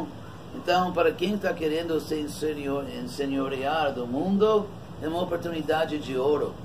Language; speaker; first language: Portuguese; non-native, fluent; English